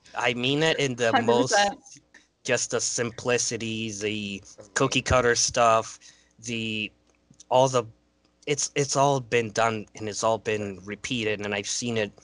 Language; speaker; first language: English; non-native, fluent; Spanish